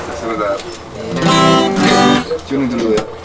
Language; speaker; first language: Indonesian; non-native, learner; German